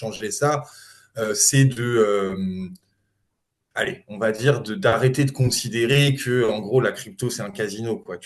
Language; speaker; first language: French; native; French